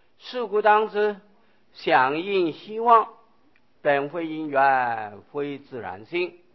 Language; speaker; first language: Chinese; non-native, local second language; Hakka Chinese